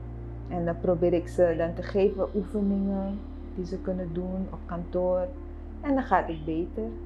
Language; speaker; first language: Dutch; non-native, local second language; Papiamento